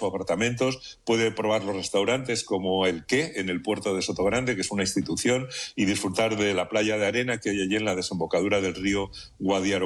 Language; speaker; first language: Spanish; native; Spanish